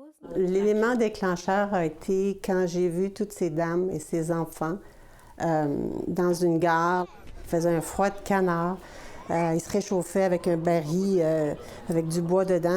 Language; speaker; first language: French; native; French